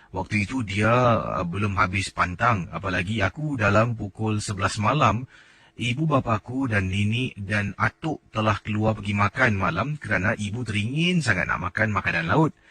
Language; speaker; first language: Malay; native; Malay